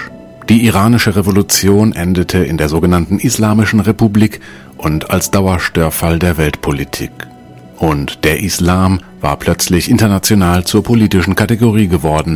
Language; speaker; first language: German; native; German